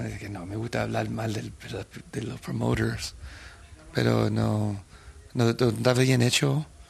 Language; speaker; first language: Spanish; early bilingual, heritage; Spanish